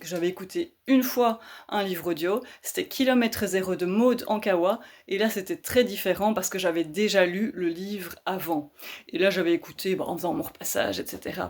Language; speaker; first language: French; native; French